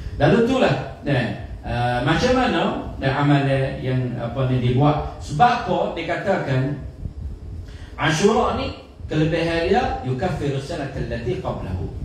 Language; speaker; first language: Malay; native; Malay